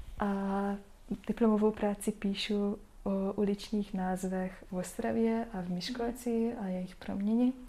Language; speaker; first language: Czech; non-native, fluent; Hungarian